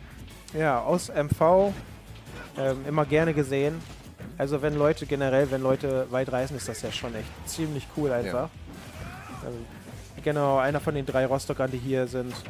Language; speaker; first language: German; native; German